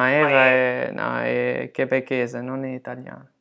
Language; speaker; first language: Italian; early bilingual, heritage; English